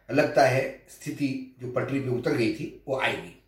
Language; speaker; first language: Hindi; non-native, local second language; Marathi